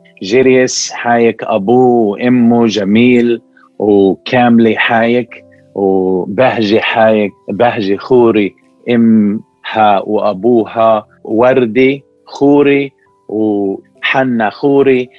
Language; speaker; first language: Arabic; early bilingual, heritage; Arabic